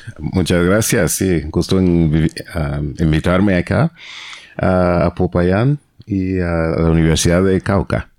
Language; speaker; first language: Spanish; non-native, fluent; English